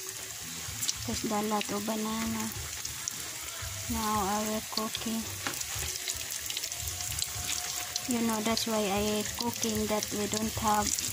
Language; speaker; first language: English; non-native, learner; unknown